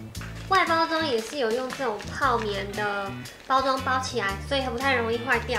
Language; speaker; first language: Chinese; native; Chinese